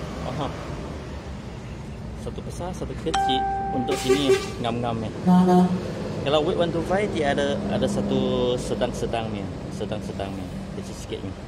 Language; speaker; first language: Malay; non-native, local second language; Chinese